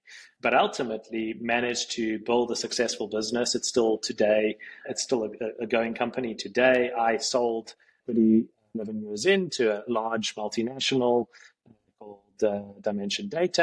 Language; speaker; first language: English; native; English